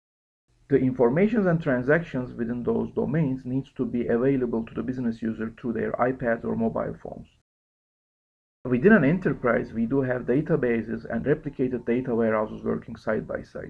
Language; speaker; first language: English; non-native, fluent; Turkish